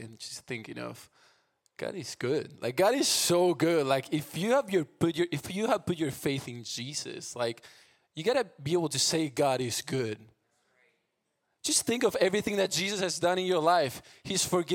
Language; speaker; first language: English; non-native, fluent; Spanish